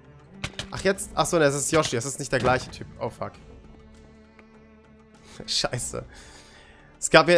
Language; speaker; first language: German; native; German